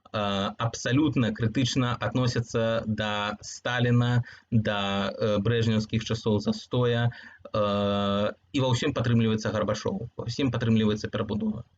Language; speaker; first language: Belarusian; native; Belarusian